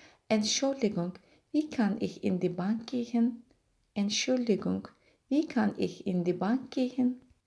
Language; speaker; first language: German; non-native, fluent; Turkish